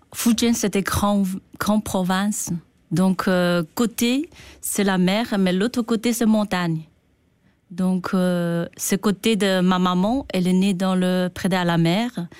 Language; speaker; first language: French; non-native, learner; Chinese